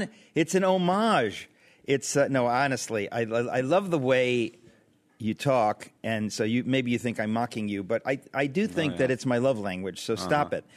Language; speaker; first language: English; native; English